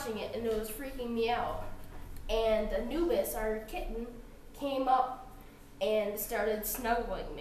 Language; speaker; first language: English; native; English